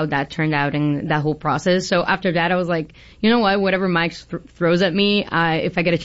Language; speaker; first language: English; non-native, fluent; Spanish